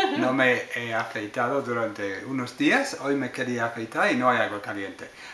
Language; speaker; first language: Spanish; non-native, fluent; English